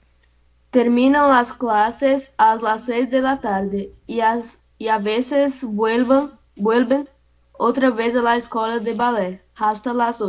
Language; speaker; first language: Spanish; non-native, learner; Portuguese